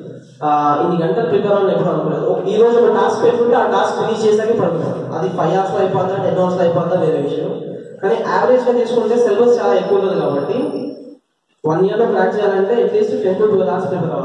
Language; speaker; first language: Telugu; native; Telugu